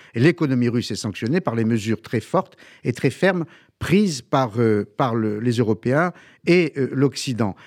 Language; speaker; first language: French; native; French